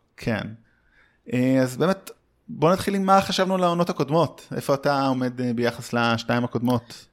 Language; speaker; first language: Hebrew; early bilingual, heritage; Hebrew